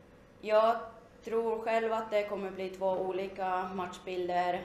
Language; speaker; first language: Swedish; non-native, fluent; Finnish